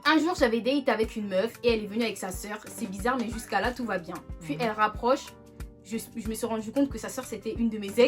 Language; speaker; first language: French; native; French